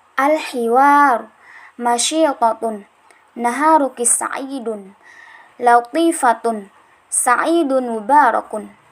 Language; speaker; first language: Arabic; non-native, learner; Indonesian